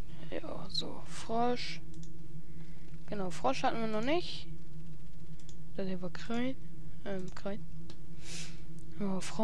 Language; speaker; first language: German; native; German